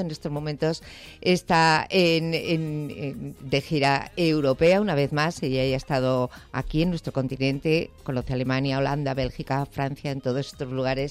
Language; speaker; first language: Spanish; native; Spanish